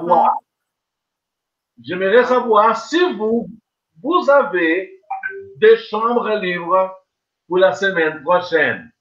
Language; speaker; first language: French; non-native, learner; Portuguese